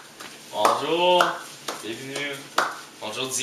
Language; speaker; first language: French; non-native, learner; English